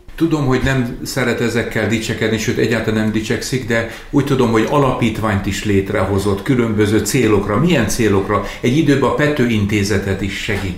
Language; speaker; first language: Hungarian; native; Hungarian